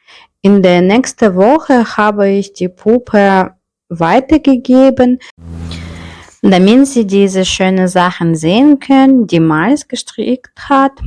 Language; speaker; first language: German; non-native, fluent; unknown